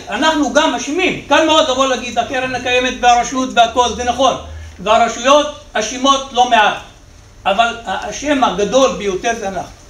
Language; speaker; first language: Hebrew; non-native, local second language; Arabic